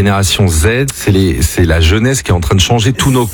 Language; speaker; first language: French; native; French